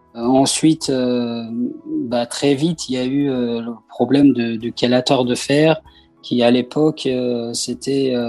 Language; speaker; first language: French; early bilingual, other home language; Persian